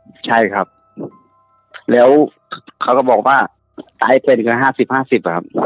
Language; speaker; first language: Thai; non-native, fluent; Khmer